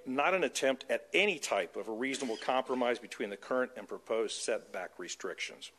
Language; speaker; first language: English; native; English